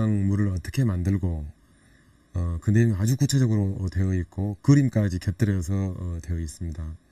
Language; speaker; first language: Korean; native; Korean